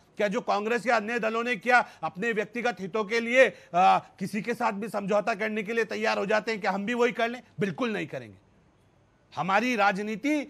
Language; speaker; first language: Hindi; native; Hindi